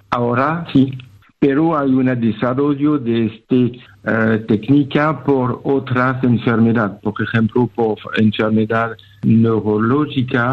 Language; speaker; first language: Spanish; non-native, fluent; French